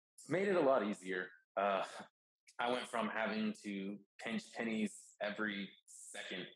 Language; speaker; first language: English; native; English